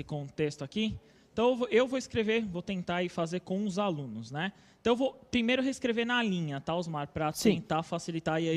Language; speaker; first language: Portuguese; native; Portuguese